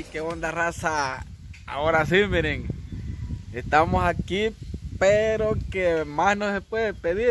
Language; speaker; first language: Spanish; native; Spanish